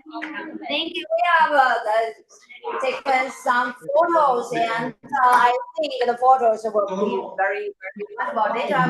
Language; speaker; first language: English; non-native, fluent; Chinese